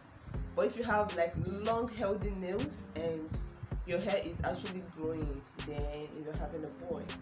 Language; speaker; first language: English; non-native, local second language; Igbo